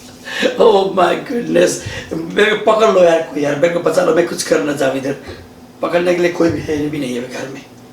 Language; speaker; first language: Hindi; non-native, learner; Nepali